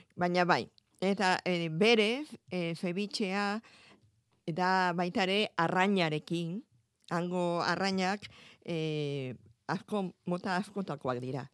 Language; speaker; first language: Basque; non-native, fluent; Spanish